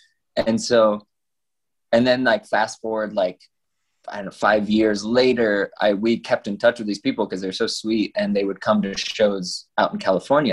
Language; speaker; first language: English; native; English